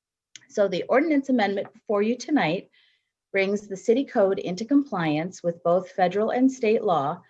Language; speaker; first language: English; native; English